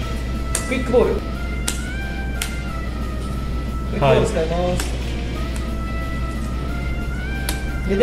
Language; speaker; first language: Japanese; native; Japanese